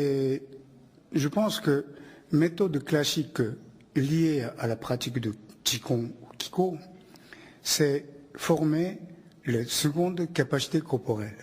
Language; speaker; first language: French; non-native, fluent; Japanese